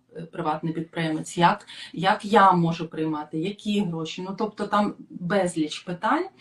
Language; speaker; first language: Ukrainian; non-native, local second language; Russian